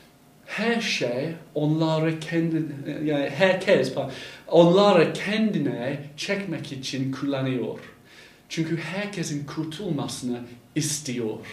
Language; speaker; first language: Turkish; non-native, fluent; English